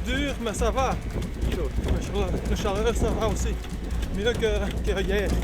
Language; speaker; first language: French; non-native, local second language; Dutch